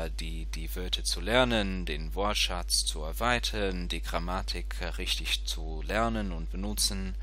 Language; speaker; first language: German; non-native, fluent; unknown